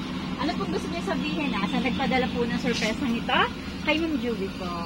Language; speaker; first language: Filipino; native; Filipino